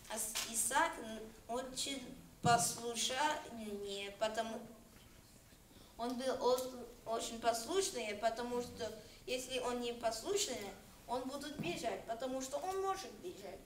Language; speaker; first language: Russian; early bilingual, heritage; Russian